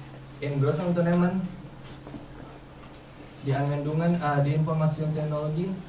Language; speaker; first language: German; non-native, learner; Indonesian